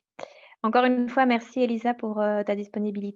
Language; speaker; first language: French; native; French